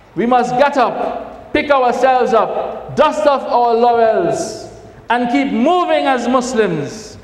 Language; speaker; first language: English; native; English